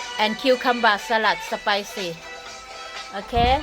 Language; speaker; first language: English; non-native, learner; Thai